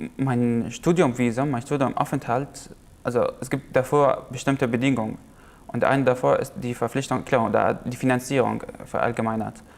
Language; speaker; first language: German; non-native, fluent; Arabic